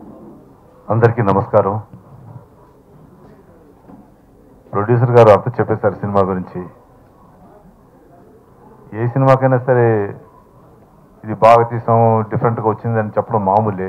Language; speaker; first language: Telugu; native; Telugu